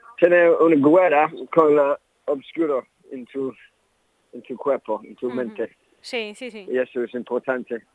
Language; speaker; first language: Spanish; non-native, learner; English